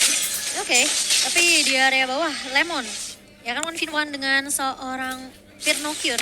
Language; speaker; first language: Indonesian; native; Indonesian